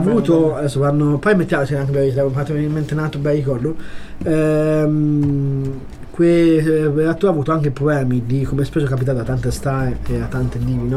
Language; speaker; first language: Italian; native; Italian